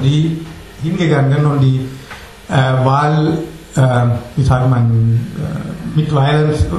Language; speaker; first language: German; non-native, learner; Sinhala